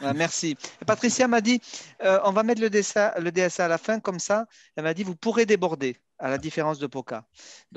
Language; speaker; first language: French; native; French